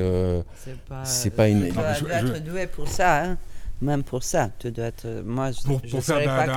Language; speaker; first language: French; non-native, fluent; Italian